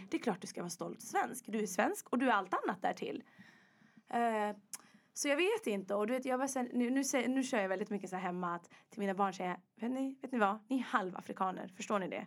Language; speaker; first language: Swedish; native; Swedish